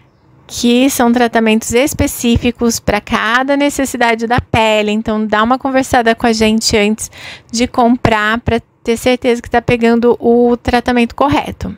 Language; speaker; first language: Portuguese; native; Portuguese